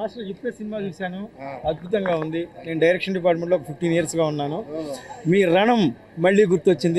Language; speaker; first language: Telugu; native; Telugu